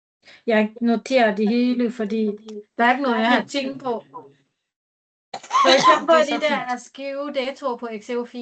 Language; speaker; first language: Danish; non-native, learner; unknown